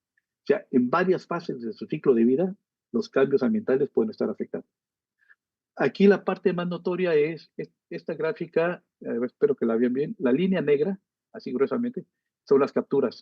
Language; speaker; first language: Spanish; native; Spanish